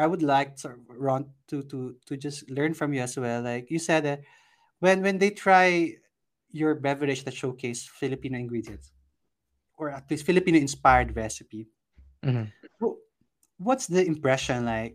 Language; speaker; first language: English; non-native, local second language; Filipino